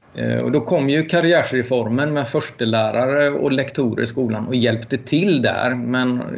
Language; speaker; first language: Swedish; native; Swedish